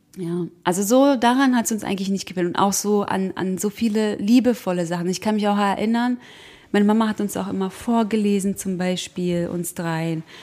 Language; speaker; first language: German; early bilingual, other home language; Croatian